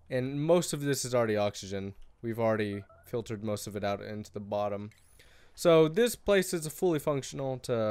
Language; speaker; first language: English; native; English